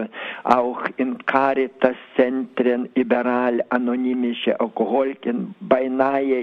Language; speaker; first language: German; non-native, learner; Lithuanian